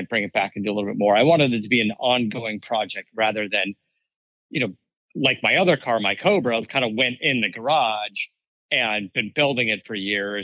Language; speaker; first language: English; native; English